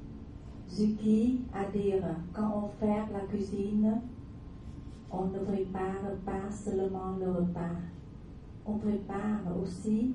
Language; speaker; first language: French; non-native, learner; Vietnamese